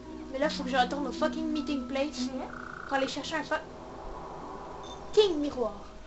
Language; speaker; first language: French; native; French